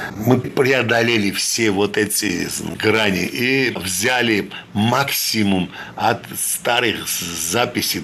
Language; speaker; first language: Russian; non-native, fluent; Georgian